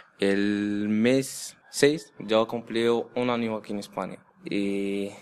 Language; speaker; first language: Spanish; non-native, learner; Arabic